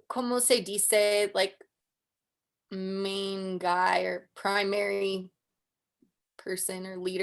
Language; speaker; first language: Spanish; non-native, learner; English